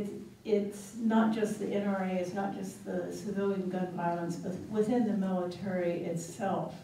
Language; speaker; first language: English; native; English